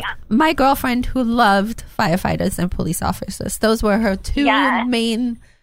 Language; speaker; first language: English; non-native, fluent; German